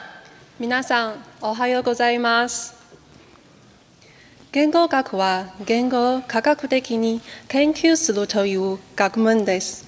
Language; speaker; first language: Japanese; non-native, fluent; Chinese